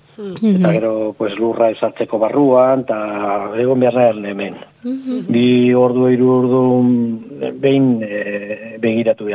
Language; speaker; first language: Basque; non-native, local second language; Spanish